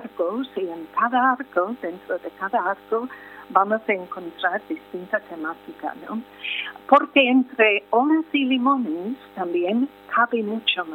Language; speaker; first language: Spanish; non-native, fluent; English